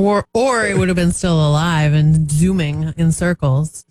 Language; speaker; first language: English; native; English